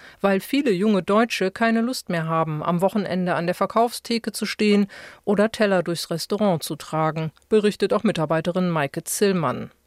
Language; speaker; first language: German; native; German